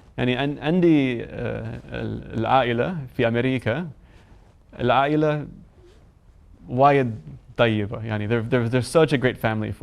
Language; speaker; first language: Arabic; non-native, learner; English